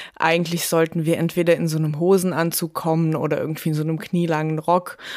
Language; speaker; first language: German; early bilingual, other home language; Russian